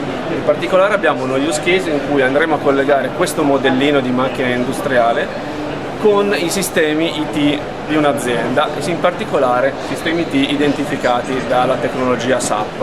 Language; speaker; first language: Italian; native; Italian